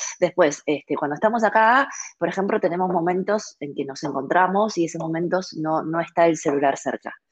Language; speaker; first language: Spanish; early bilingual, other home language; Chinese